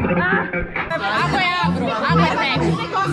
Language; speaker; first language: Portuguese; non-native, learner; Thai